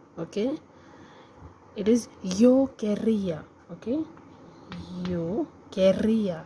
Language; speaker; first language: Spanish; non-native, learner; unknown